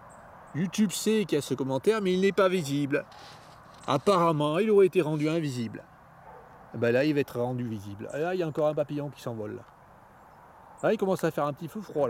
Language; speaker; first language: French; native; French